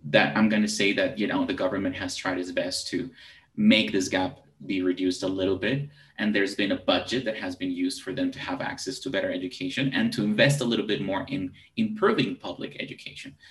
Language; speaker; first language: English; non-native, fluent; Spanish